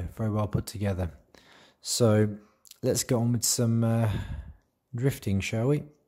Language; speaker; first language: English; native; English